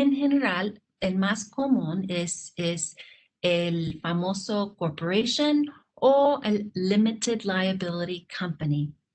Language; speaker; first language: Spanish; non-native, fluent; English